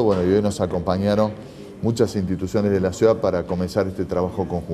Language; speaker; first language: Spanish; native; Spanish